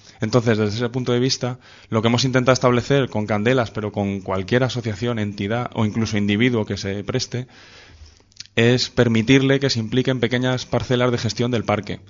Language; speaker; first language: Spanish; native; Spanish